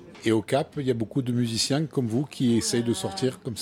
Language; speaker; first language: French; native; French